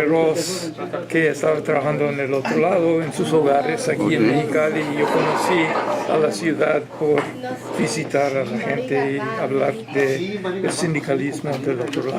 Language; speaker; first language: Spanish; non-native, fluent; English